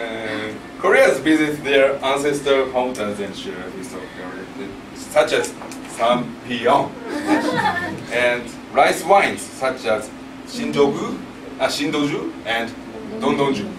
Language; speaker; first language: English; non-native, learner; Japanese